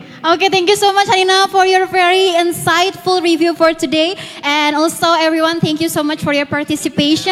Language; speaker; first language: English; non-native, fluent; Indonesian